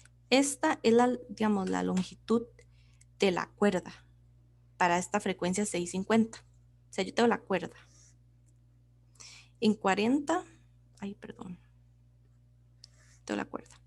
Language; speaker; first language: Spanish; native; Spanish